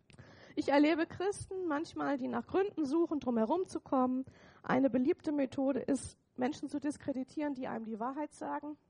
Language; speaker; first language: German; native; German